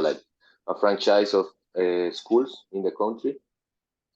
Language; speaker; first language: English; non-native, learner; Spanish